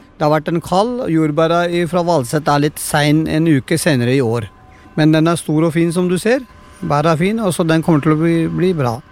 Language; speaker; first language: Norwegian; non-native, fluent; Punjabi